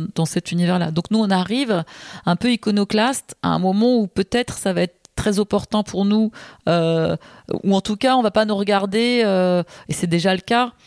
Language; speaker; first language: French; native; French